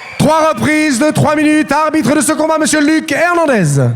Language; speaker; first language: French; native; French